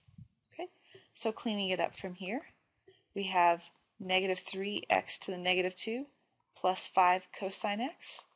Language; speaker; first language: English; native; English